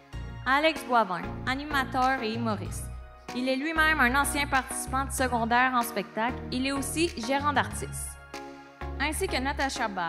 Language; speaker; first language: French; native; French